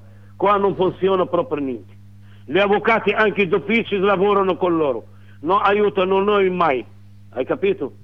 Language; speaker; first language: Italian; non-native, learner; Arabic